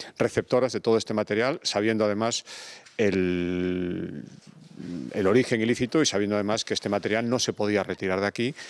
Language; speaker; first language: Spanish; native; Spanish